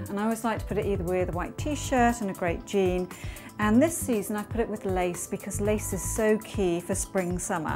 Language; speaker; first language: English; native; English